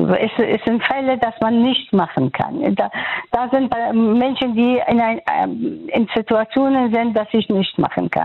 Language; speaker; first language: German; non-native, fluent; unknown